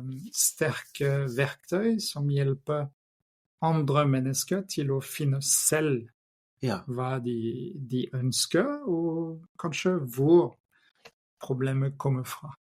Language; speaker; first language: Norwegian; non-native, fluent; French